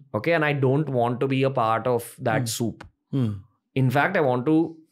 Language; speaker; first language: English; non-native, local second language; Hindi